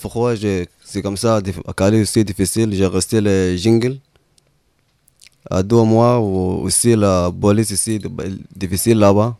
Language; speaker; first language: French; non-native, learner; Arabic